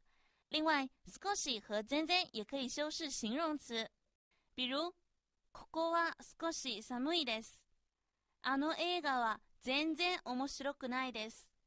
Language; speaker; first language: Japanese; non-native, fluent; Chinese